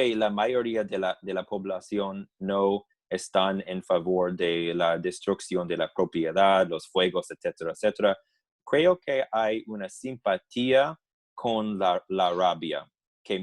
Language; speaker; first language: Spanish; non-native, fluent; English